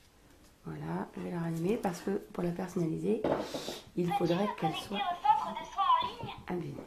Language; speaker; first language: French; native; French